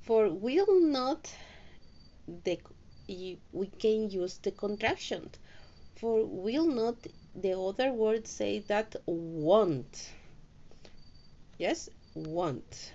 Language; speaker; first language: English; non-native, learner; Spanish